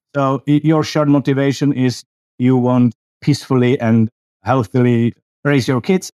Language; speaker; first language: English; non-native, fluent; Czech